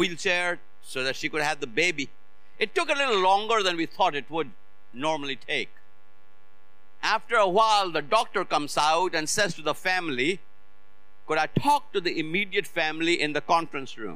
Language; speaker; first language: English; non-native, local second language; Hindi